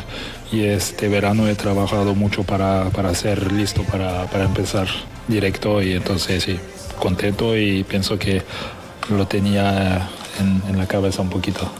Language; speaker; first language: Spanish; non-native, fluent; French